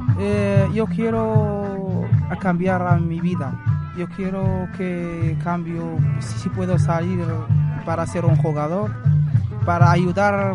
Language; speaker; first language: Spanish; non-native, learner; Arabic